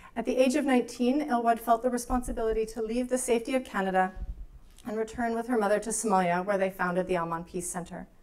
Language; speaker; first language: English; native; English